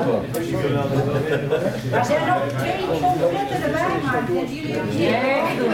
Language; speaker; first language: Dutch; non-native, fluent; Finnish